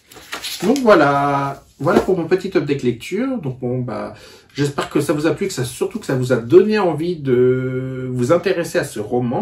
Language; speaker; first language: French; native; French